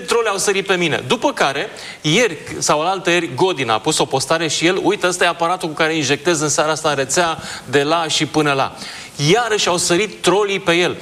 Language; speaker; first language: Romanian; native; Romanian